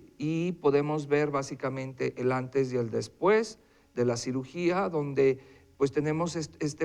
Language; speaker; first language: Spanish; native; Spanish